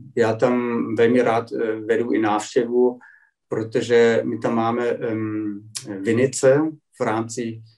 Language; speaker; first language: Czech; non-native, fluent; German